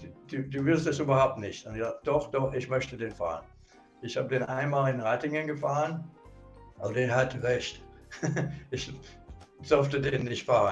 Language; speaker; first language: German; non-native, fluent; English